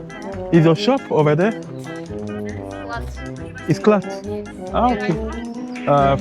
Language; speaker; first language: English; non-native, learner; French